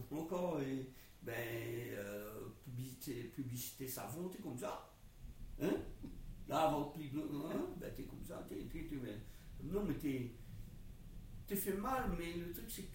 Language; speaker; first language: French; non-native, local second language; Réunion Creole French